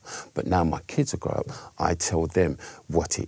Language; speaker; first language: English; native; English